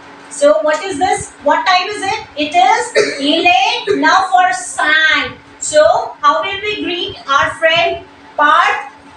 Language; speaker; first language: English; non-native, local second language; Hindi